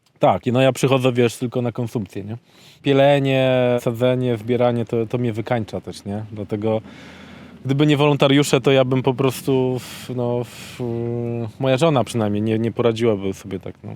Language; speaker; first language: Polish; native; Polish